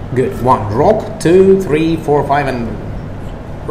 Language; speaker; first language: English; non-native, fluent; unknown